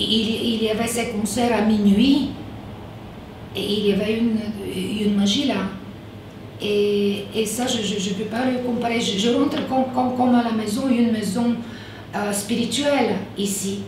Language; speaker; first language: French; non-native, fluent; Bulgarian